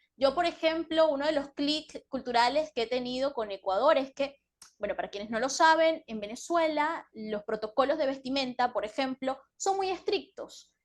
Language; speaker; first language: Spanish; native; Spanish